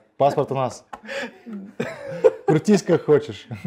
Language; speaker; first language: Russian; native; Russian